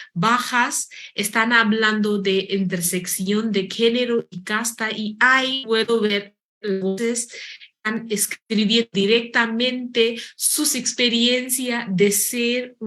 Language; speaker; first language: Spanish; non-native, fluent; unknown